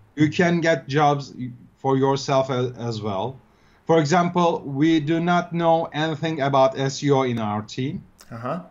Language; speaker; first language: English; non-native, fluent; Turkish